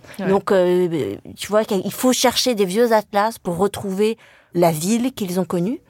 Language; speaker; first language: French; early bilingual, other home language; Vietnamese